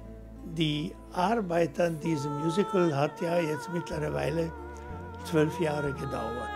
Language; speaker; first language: German; non-native, fluent; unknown